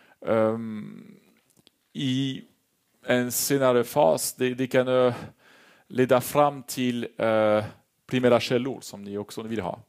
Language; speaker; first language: Swedish; non-native, fluent; French